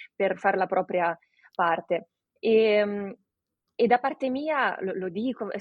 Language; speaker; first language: Italian; early bilingual, other home language; Romanian